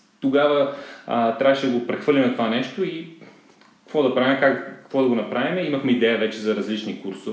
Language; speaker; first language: Bulgarian; native; Bulgarian